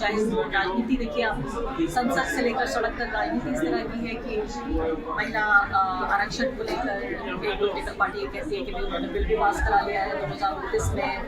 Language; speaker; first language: Hindi; native; Hindi